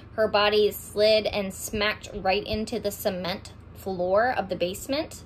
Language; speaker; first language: English; native; English